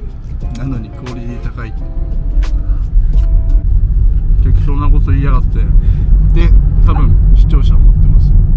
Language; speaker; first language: Japanese; native; Japanese